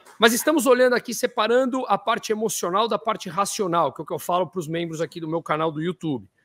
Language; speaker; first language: Portuguese; native; Portuguese